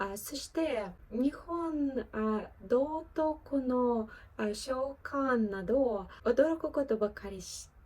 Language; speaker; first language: Japanese; non-native, learner; Ukrainian